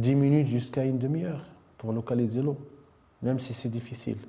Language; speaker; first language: French; non-native, local second language; Arabic